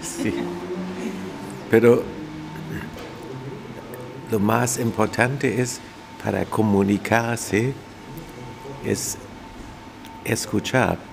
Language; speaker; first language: Spanish; non-native, fluent; German